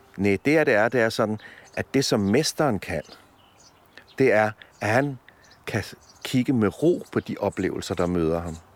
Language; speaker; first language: Danish; early bilingual, other home language; Polish